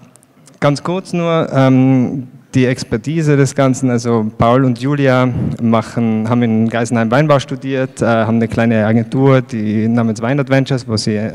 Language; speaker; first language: German; native; German